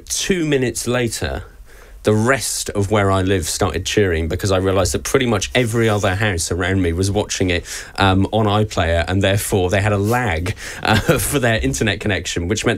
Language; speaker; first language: English; native; English